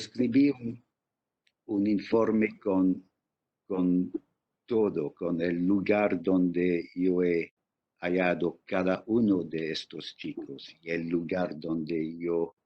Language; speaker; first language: Spanish; non-native, fluent; English